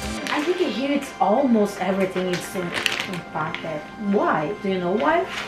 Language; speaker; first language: English; non-native, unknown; Portuguese